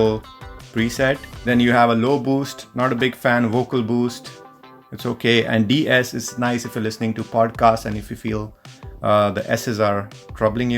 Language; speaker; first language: English; non-native, fluent; Dutch